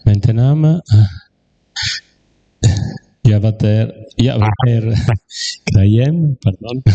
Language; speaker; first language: French; non-native, fluent; Italian